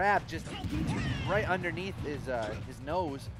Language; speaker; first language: English; native; English